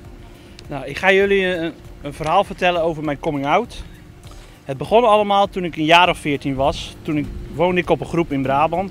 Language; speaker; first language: Dutch; native; Dutch